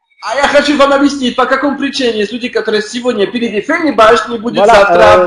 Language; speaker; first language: Russian; non-native, learner; French